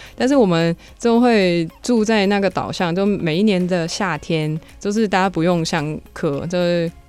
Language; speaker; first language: Chinese; non-native, fluent; Cantonese